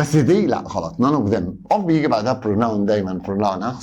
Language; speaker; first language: Arabic; native; Arabic